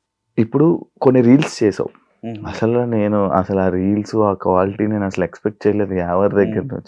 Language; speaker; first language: Telugu; native; Telugu